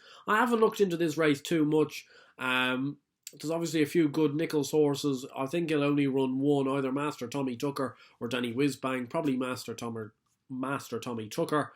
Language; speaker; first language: English; native; English